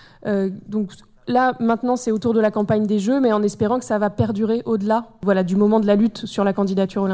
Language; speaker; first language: French; native; French